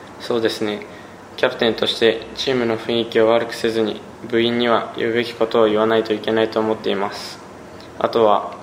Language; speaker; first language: Japanese; native; Japanese